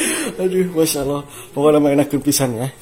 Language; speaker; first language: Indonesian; non-native, local second language; Sundanese